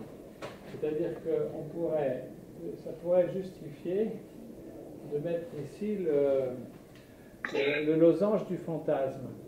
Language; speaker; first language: French; native; French